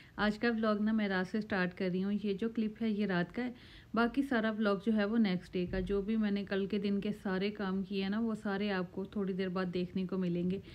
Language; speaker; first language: Urdu; native; Urdu